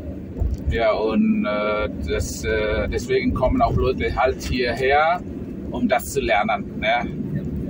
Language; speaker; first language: German; non-native, fluent; Indonesian